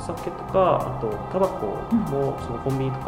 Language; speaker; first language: Japanese; non-native, fluent; Korean